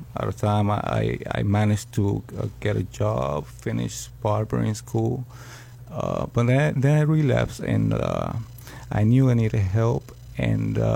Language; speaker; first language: English; early bilingual, other home language; Spanish